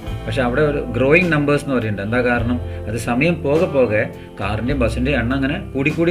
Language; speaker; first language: Malayalam; native; Malayalam